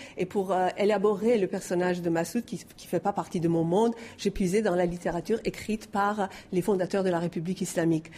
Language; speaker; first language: French; non-native, fluent; Persian